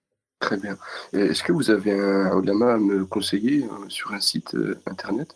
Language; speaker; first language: French; native; French